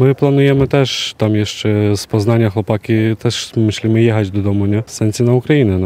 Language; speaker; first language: Polish; non-native, learner; Ukrainian